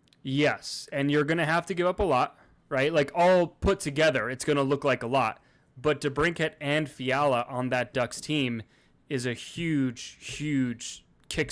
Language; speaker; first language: English; native; English